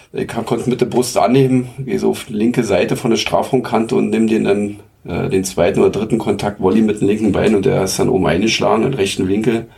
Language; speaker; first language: German; native; German